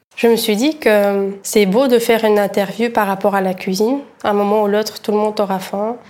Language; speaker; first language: French; early bilingual, other home language; Bulgarian